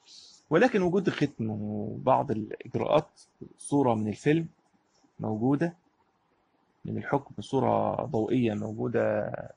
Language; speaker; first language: Arabic; native; Arabic